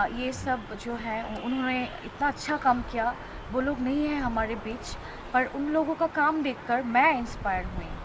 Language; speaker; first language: Hindi; non-native, learner; Bangla